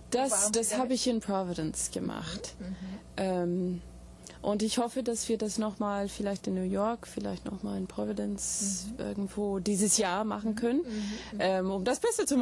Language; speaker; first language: German; non-native, fluent; English